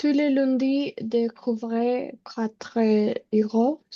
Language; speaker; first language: French; non-native, learner; Spanish